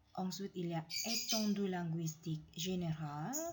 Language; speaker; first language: French; non-native, fluent; Indonesian